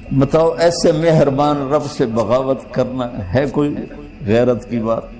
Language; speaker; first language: Urdu; non-native, local second language; Punjabi